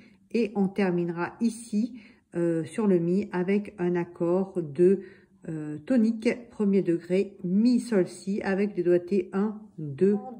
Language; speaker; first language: French; native; French